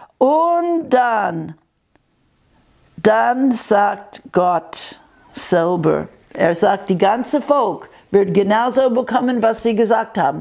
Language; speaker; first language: German; non-native, fluent; English